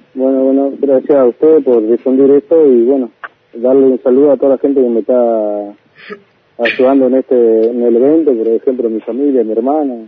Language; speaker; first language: Spanish; native; Spanish